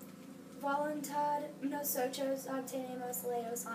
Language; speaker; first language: Spanish; non-native, learner; English